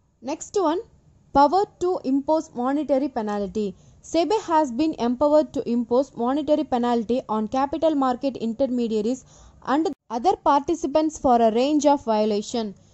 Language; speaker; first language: English; non-native, local second language; Tamil